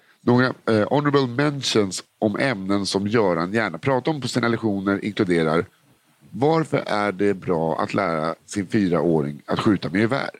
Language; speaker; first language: Swedish; native; Swedish